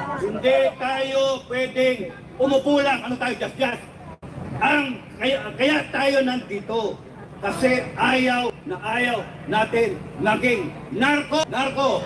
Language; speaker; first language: Filipino; native; Filipino